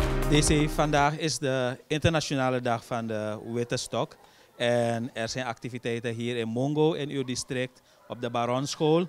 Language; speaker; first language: Dutch; native; Dutch